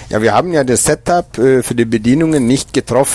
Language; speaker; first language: German; non-native, fluent; Swedish